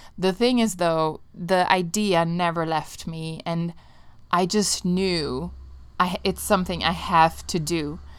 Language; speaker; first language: English; non-native, fluent; Italian